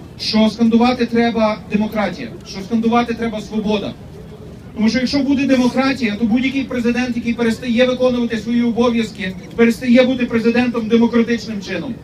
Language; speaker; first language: Ukrainian; native; Ukrainian